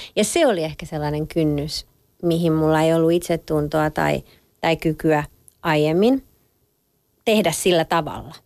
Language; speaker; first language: Finnish; early bilingual, other home language; French